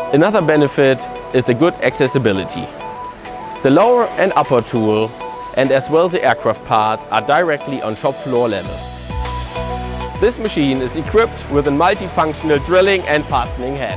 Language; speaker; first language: English; non-native, fluent; German